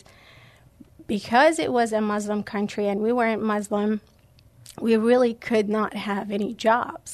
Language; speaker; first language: English; non-native, fluent; Persian